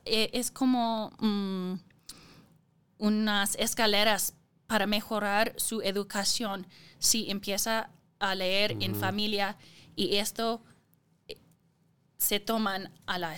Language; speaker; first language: Spanish; non-native, fluent; English